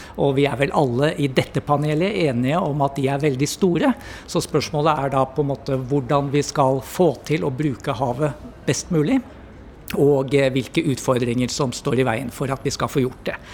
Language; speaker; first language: Norwegian; native; Norwegian